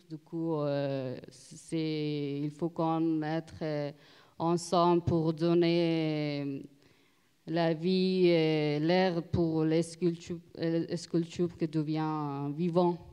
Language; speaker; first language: French; non-native, learner; Persian